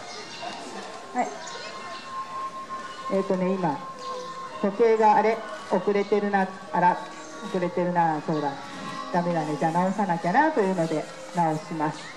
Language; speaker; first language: Japanese; native; Japanese